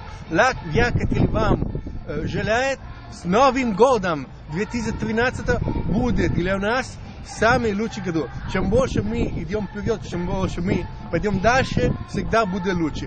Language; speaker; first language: Russian; non-native, learner; Italian